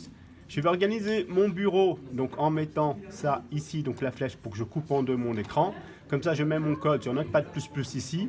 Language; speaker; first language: French; native; French